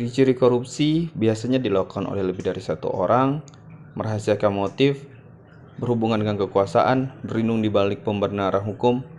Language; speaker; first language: Indonesian; native; Indonesian